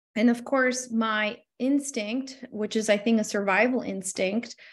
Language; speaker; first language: English; non-native, fluent; Albanian